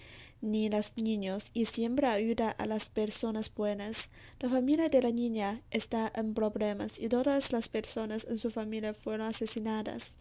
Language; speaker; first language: Spanish; non-native, learner; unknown